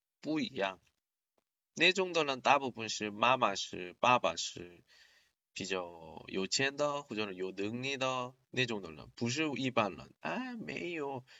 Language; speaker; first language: Chinese; non-native, learner; Korean